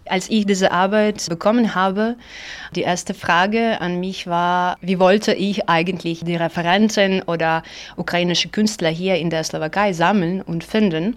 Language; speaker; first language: German; non-native, learner; Ukrainian